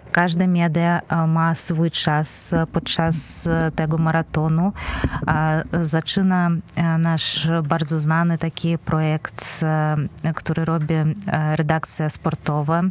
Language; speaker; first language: Polish; non-native, fluent; Belarusian